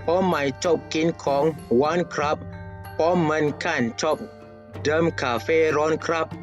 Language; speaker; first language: Thai; non-native, learner; Malay